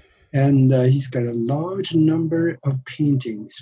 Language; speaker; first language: English; non-native, fluent; Norwegian